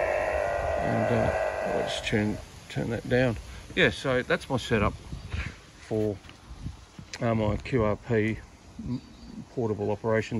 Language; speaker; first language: English; native; English